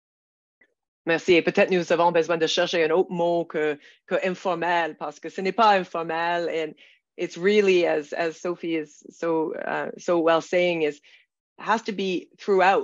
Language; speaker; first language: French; non-native, local second language; English